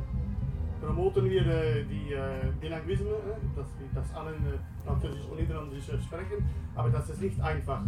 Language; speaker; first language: German; non-native, learner; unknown